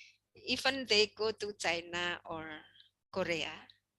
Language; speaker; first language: English; non-native, learner; Indonesian